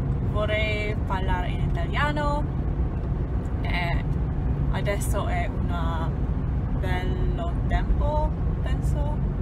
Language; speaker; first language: Italian; non-native, learner; English